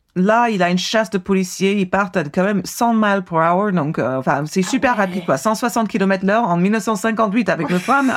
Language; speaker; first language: French; non-native, fluent; English